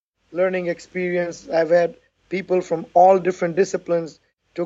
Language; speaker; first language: English; non-native, local second language; Urdu